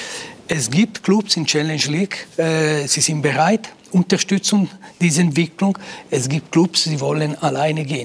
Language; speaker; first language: German; non-native, local second language; Italian